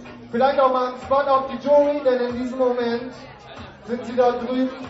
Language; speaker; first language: German; native; German